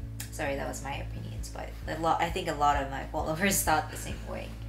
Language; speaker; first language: English; non-native, fluent; Japanese